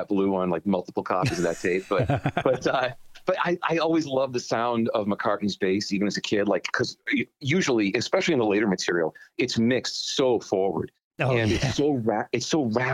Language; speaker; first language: English; native; English